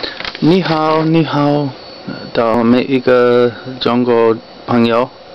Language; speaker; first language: Chinese; non-native, learner; English